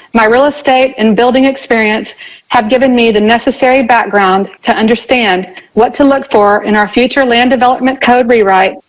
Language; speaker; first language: English; native; English